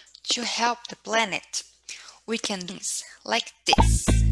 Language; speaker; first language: English; non-native, fluent; Portuguese